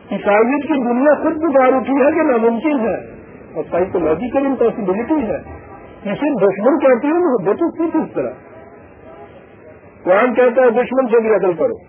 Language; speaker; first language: Urdu; non-native, local second language; Punjabi